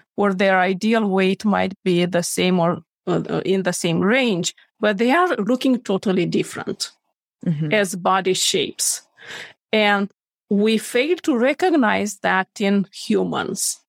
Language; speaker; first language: English; non-native, fluent; Romanian